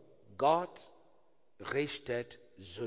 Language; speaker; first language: German; non-native, learner; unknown